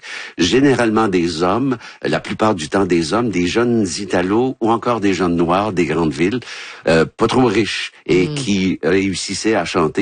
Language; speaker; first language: French; native; French